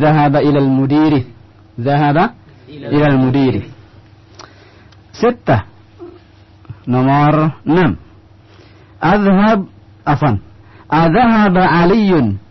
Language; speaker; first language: Arabic; non-native, fluent; Indonesian